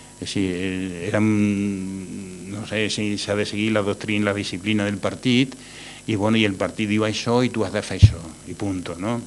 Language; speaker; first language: Catalan; non-native, local second language; Spanish